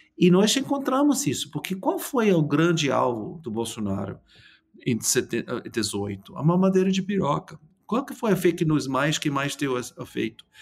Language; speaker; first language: Portuguese; non-native, fluent; English